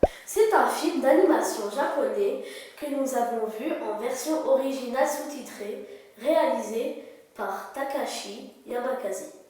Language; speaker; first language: French; native; French